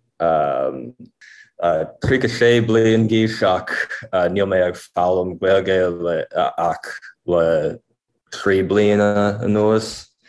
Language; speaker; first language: Irish; non-native, learner; English